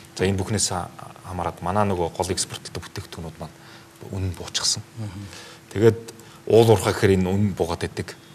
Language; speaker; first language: Mongolian; native; Mongolian